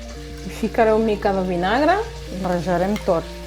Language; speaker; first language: Catalan; non-native, local second language; Fula